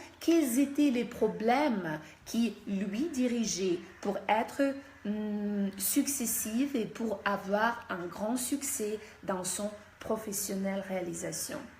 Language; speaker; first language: French; non-native, fluent; Russian